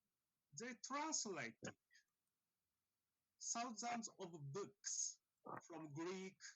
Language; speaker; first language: English; non-native, fluent; Japanese